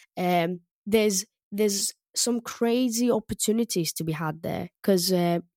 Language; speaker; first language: English; non-native, fluent; Greek